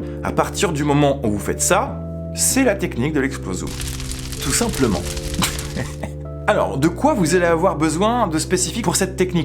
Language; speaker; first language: French; native; French